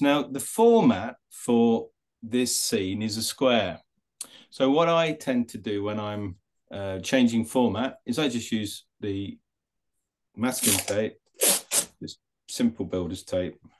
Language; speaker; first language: English; native; English